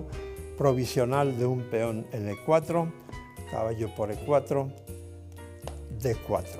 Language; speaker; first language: Spanish; native; Spanish